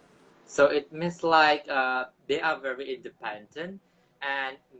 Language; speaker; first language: English; non-native, local second language; Indonesian